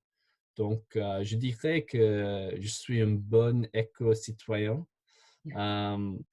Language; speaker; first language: French; non-native, fluent; English